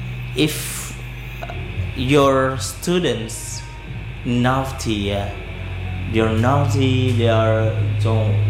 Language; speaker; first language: English; non-native, fluent; Indonesian